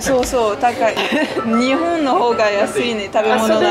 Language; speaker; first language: Japanese; non-native, fluent; French